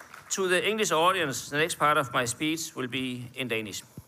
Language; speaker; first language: English; non-native, fluent; Danish